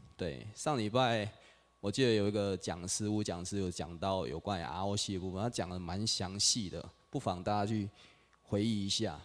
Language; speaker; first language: Chinese; native; Chinese